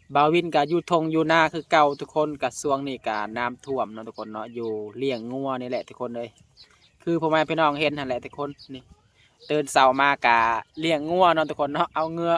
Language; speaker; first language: Lao; native; Lao